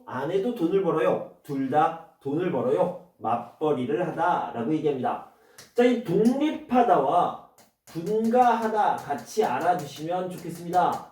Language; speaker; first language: Korean; native; Korean